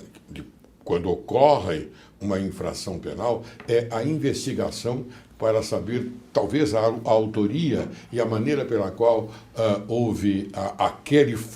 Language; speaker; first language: Portuguese; native; Portuguese